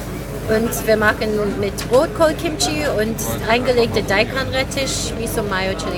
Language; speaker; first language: German; non-native, learner; Korean